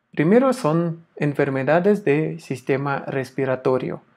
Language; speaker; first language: Spanish; non-native, fluent; Russian